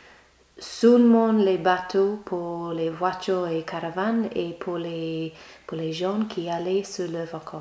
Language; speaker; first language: French; non-native, learner; English